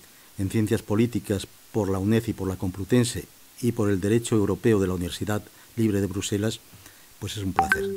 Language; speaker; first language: Spanish; native; Spanish